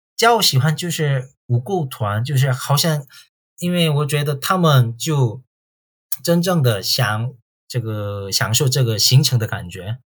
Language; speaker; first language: Chinese; non-native, fluent; Korean